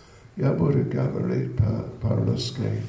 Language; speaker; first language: Russian; non-native, learner; English